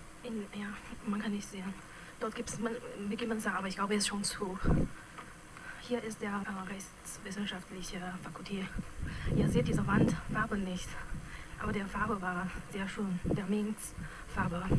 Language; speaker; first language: German; non-native, fluent; Chinese